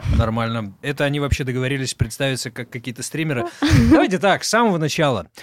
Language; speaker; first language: Russian; native; Russian